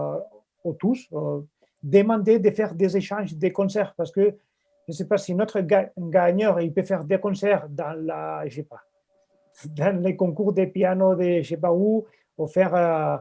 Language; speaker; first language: French; non-native, fluent; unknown